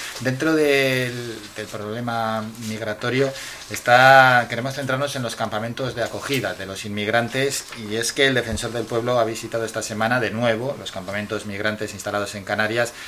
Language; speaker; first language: Spanish; native; Spanish